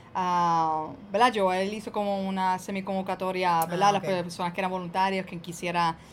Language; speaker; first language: Spanish; early bilingual, heritage; Spanish